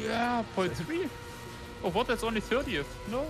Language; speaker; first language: English; non-native, fluent; German